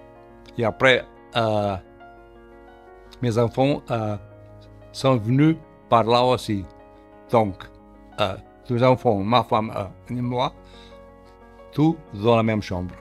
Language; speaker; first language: French; non-native, learner; Portuguese